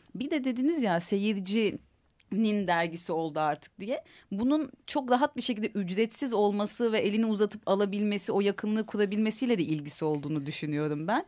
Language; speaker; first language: Turkish; native; Turkish